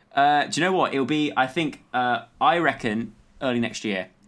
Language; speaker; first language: English; native; English